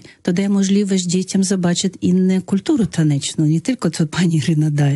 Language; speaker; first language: Polish; non-native, learner; Russian